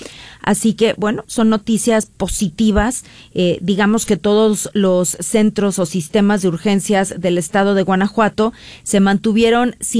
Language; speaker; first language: Spanish; native; Spanish